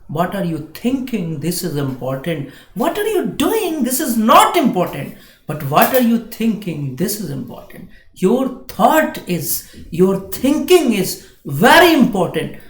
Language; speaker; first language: English; non-native, local second language; Hindi